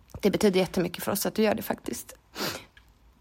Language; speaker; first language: Swedish; native; Swedish